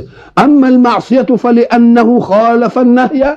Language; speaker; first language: Arabic; native; Arabic